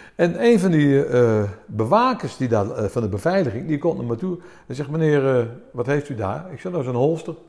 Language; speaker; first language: Dutch; early bilingual, other home language; Armenian